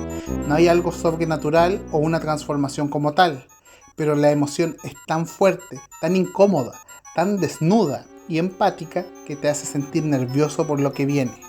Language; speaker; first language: Spanish; native; Spanish